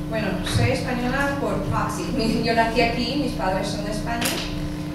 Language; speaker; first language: Spanish; early bilingual, heritage; English